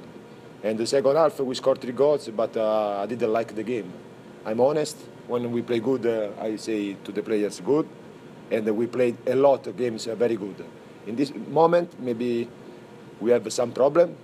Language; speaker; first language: English; non-native, fluent; Italian